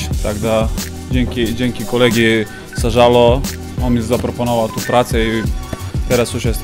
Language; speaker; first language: Polish; non-native, learner; Serbian